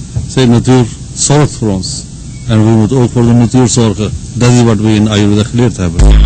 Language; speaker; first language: Dutch; non-native, learner; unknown